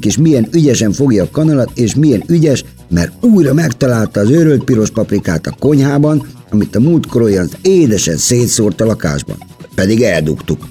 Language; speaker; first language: Hungarian; native; Hungarian